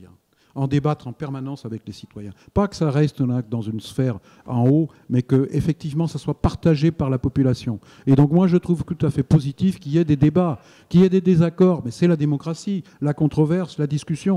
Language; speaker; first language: French; native; French